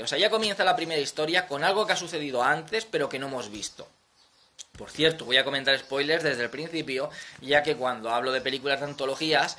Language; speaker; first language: Spanish; native; Spanish